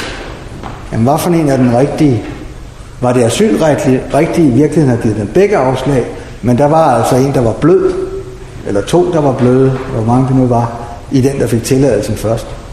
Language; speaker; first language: Danish; native; Danish